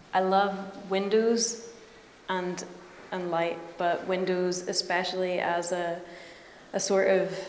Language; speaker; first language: English; native; English